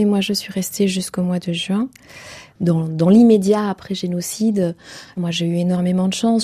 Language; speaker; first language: French; non-native, local second language; Kinyarwanda